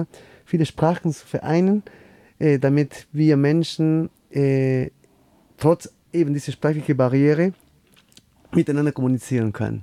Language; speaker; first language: German; non-native, fluent; Spanish